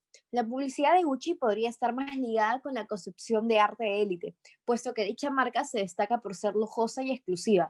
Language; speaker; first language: Spanish; native; Spanish